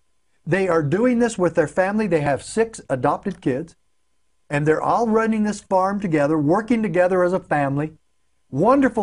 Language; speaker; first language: English; native; English